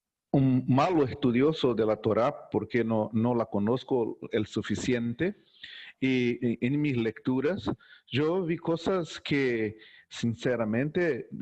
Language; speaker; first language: Spanish; non-native, learner; Portuguese